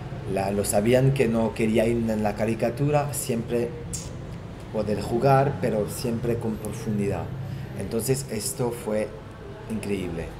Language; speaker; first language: Spanish; non-native, fluent; Portuguese